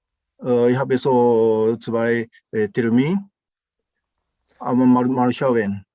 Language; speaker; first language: German; non-native, learner; Japanese